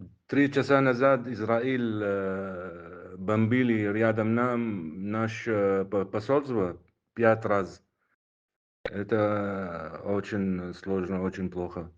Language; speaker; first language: Russian; non-native, learner; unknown